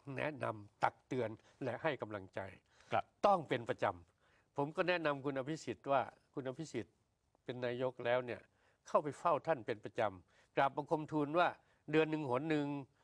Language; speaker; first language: Thai; native; Thai